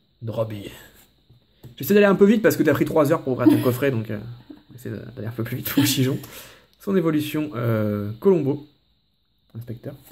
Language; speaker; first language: French; native; French